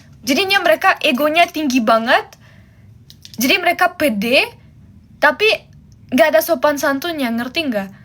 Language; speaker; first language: Indonesian; non-native, fluent; German